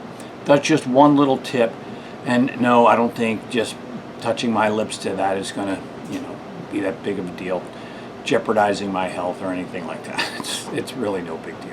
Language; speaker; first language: English; native; English